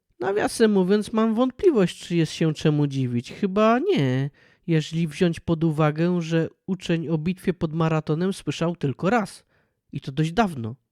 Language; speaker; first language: Polish; native; Polish